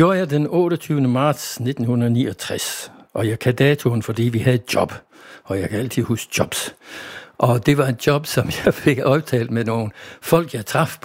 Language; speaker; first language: Danish; non-native, fluent; English